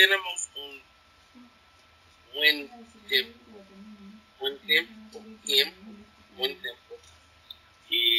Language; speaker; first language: Spanish; non-native, learner; English